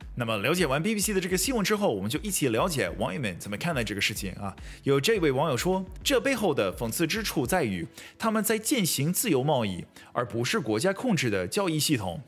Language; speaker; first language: Chinese; non-native, fluent; English